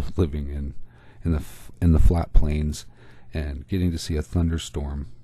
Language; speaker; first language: English; native; English